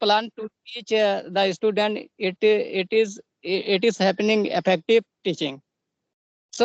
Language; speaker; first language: English; non-native, learner; Santali